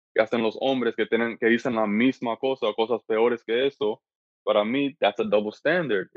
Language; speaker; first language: Spanish; early bilingual, heritage; Spanish